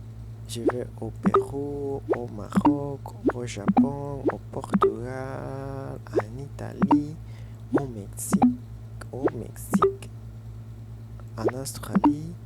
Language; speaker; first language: French; non-native, fluent; Spanish